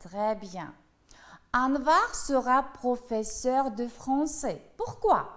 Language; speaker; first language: French; non-native, fluent; Uzbek